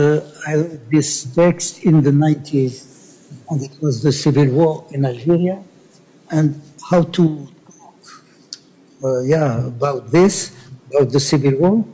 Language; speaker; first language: English; non-native, learner; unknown